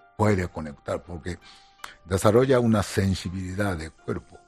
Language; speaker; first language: Spanish; non-native, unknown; Japanese